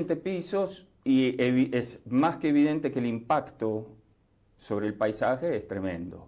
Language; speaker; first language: Spanish; native; Spanish